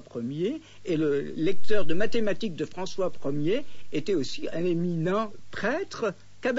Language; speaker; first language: French; native; French